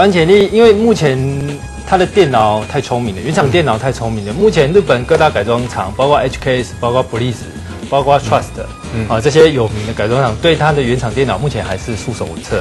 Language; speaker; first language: Chinese; native; Chinese